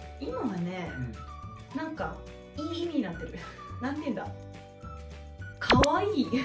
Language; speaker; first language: Japanese; non-native, fluent; English